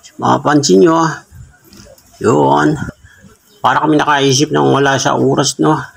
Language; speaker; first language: Filipino; non-native, local second language; Bikol